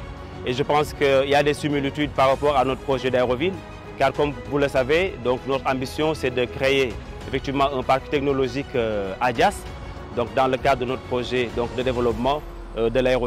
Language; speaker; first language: French; non-native, local second language; Wolof